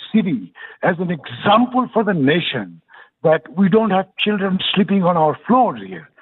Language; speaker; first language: English; non-native, fluent; Bangla